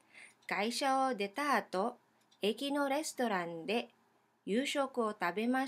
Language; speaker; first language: Japanese; non-native, fluent; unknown